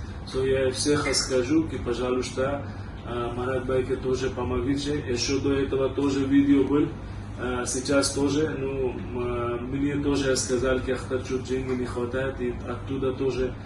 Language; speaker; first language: Russian; non-native, learner; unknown